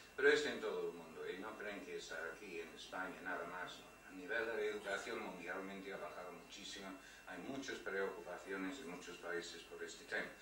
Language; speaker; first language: Spanish; non-native, fluent; English